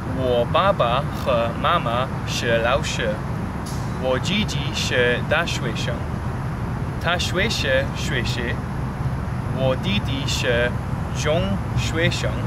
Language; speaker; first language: Chinese; non-native, learner; English